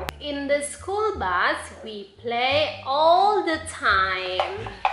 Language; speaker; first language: English; non-native, fluent; Indonesian